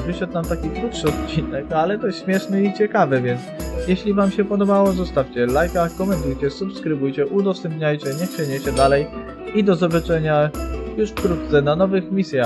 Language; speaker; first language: Polish; native; Polish